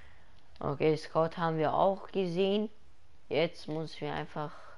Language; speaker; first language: German; early bilingual, other home language; Persian